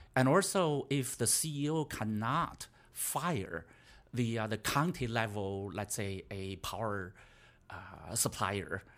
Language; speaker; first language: English; non-native, fluent; Chinese